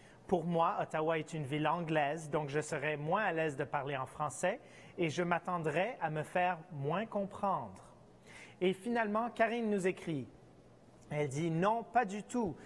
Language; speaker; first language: French; native; French